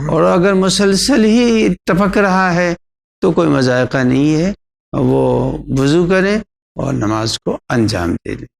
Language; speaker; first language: Urdu; native; Urdu